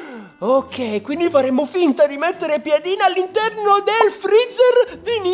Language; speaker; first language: Italian; native; Italian